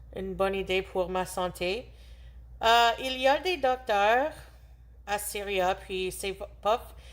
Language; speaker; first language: French; non-native, learner; English